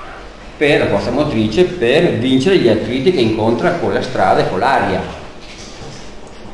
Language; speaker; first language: Italian; native; Italian